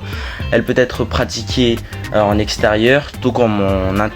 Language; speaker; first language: French; non-native, local second language; Malagasy